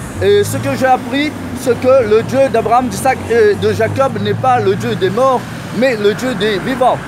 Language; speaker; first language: French; non-native, local second language; Morisyen